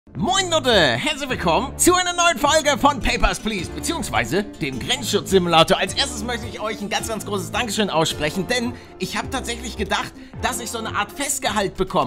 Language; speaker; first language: German; native; German